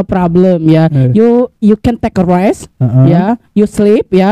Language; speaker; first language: English; non-native, learner; Indonesian